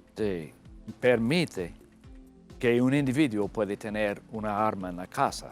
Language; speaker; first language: Spanish; non-native, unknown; English